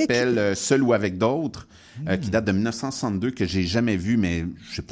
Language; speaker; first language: French; native; French